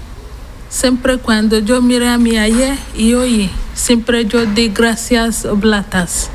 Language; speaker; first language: Spanish; non-native, learner; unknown